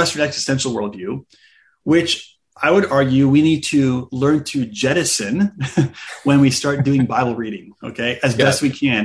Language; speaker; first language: English; native; English